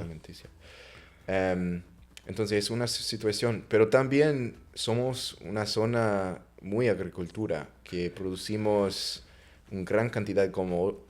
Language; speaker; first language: Spanish; non-native, fluent; English